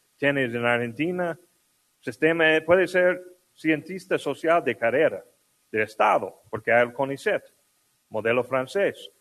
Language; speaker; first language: Spanish; non-native, fluent; English